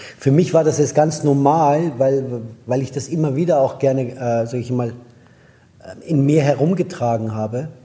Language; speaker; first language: German; non-native, fluent; Persian